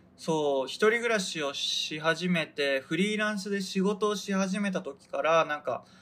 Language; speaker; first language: Japanese; native; Japanese